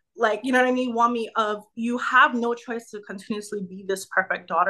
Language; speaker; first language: English; native; English